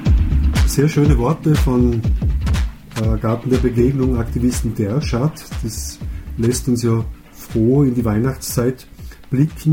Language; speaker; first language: German; native; German